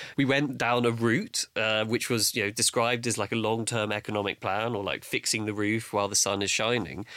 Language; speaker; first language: English; native; English